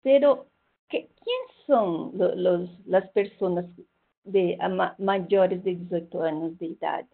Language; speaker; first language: Spanish; non-native, fluent; Portuguese